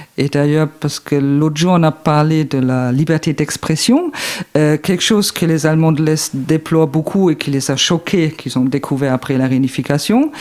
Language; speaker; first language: French; non-native, fluent; German